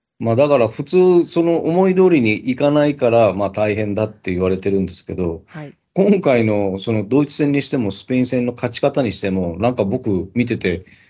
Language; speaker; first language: Japanese; native; Japanese